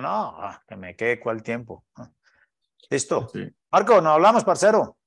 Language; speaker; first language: Spanish; native; Spanish